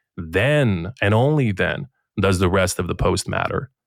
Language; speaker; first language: English; non-native, fluent; Bosnian